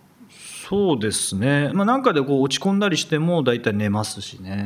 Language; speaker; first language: Japanese; native; Japanese